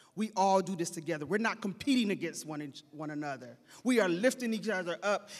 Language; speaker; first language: English; native; English